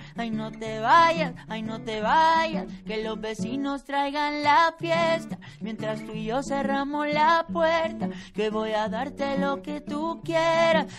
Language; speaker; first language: Spanish; native; Spanish